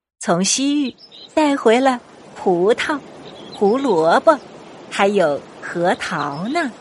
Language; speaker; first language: Chinese; native; Chinese